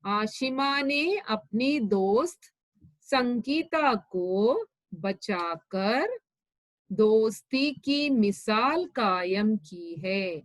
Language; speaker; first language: Hindi; non-native, local second language; Malayalam